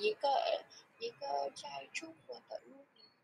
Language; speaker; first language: Chinese; non-native, learner; Vietnamese